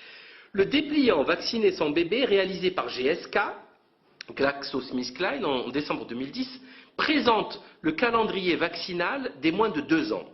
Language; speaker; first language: French; native; French